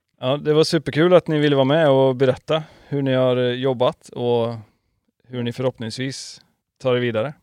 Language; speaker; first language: Swedish; native; Swedish